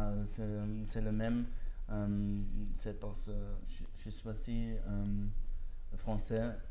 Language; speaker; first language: French; non-native, learner; Dutch